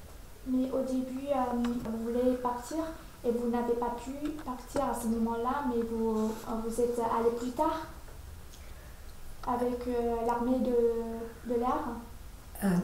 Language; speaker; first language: French; non-native, fluent; Vietnamese